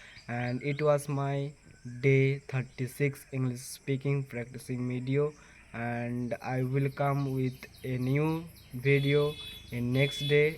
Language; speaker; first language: English; non-native, learner; Bangla